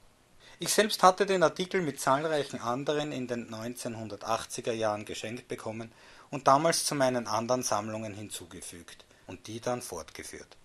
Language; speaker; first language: German; native; German